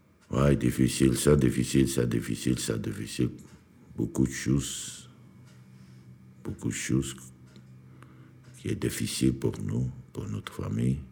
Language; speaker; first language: French; non-native, learner; Georgian